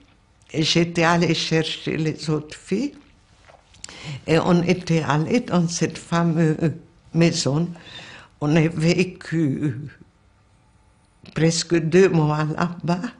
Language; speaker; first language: French; non-native, fluent; Hungarian